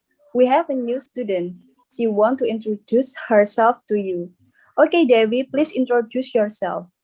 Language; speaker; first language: English; non-native, learner; Indonesian